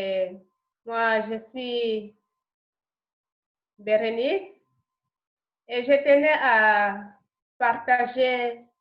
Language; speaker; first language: French; non-native, learner; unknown